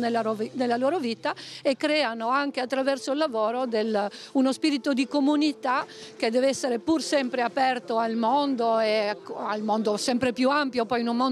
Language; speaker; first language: Italian; native; Italian